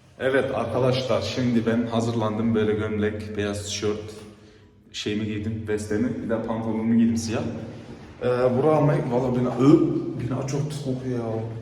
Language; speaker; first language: Turkish; early bilingual, heritage; Turkish